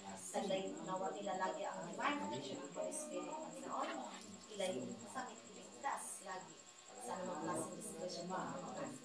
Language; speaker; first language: Filipino; non-native, local second language; Waray